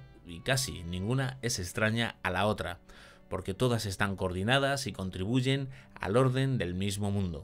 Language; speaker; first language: Spanish; native; Spanish